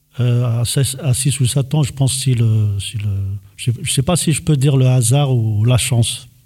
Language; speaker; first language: French; non-native, local second language; Kabyle